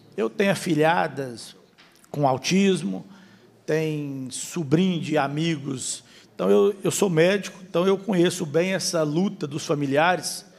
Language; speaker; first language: Portuguese; native; Portuguese